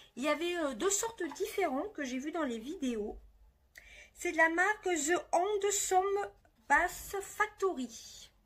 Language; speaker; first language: French; native; French